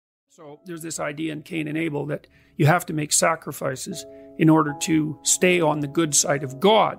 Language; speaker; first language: English; native; English